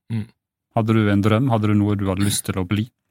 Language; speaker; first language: Norwegian; native; Norwegian